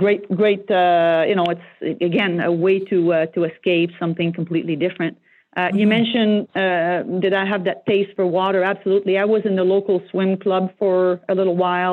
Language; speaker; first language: English; non-native, fluent; French